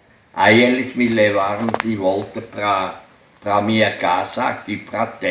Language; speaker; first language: Portuguese; non-native, fluent; German